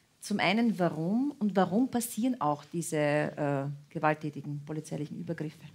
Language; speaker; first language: German; native; German